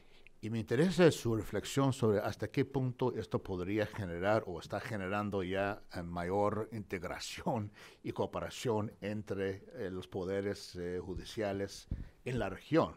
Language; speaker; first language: Spanish; non-native, fluent; English